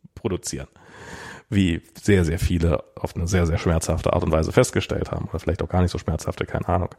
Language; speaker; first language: German; native; German